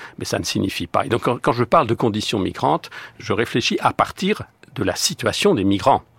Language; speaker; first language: French; native; French